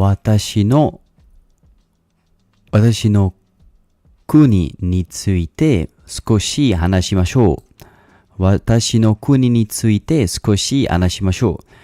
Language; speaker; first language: Japanese; non-native, learner; English